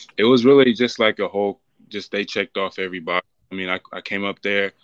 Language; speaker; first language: English; native; English